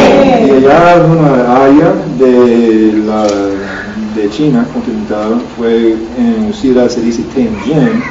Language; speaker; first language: Spanish; non-native, learner; English